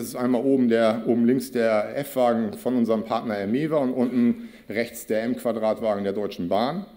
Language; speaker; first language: German; native; German